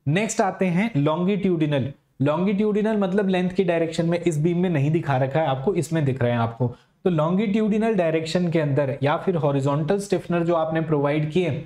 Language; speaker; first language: Hindi; native; Hindi